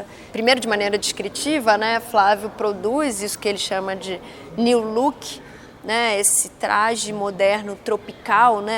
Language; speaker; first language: Portuguese; native; Portuguese